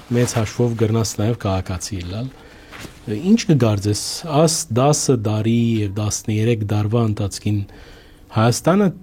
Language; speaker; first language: Armenian; early bilingual, heritage; Armenian